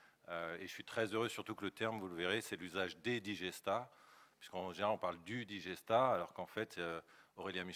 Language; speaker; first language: French; native; French